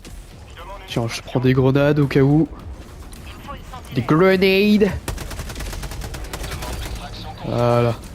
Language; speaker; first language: French; native; French